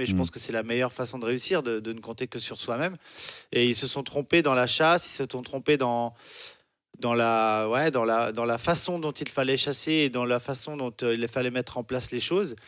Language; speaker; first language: French; native; French